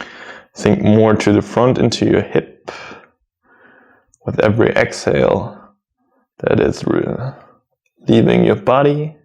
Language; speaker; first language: English; non-native, fluent; German